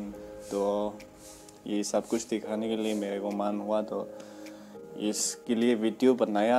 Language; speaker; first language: Hindi; non-native, local second language; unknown